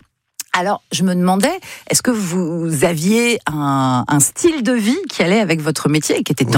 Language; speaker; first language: French; native; French